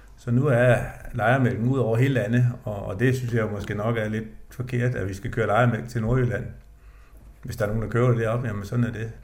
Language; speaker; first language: Danish; native; Danish